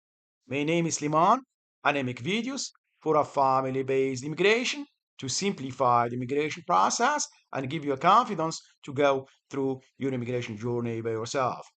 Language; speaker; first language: English; non-native, fluent; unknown